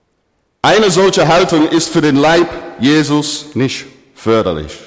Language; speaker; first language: German; non-native, fluent; English